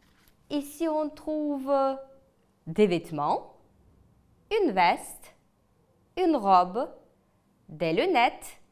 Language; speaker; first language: French; non-native, fluent; Ukrainian